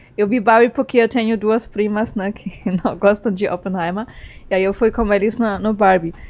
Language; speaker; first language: Portuguese; non-native, fluent; German